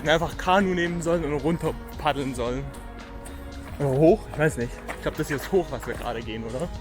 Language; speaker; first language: German; native; German